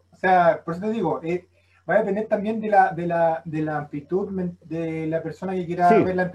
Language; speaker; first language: Spanish; native; Spanish